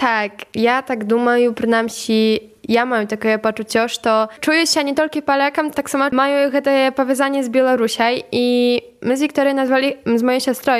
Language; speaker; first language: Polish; non-native, local second language; Belarusian